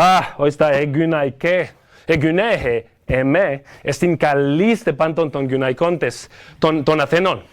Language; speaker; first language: Greek; non-native, fluent; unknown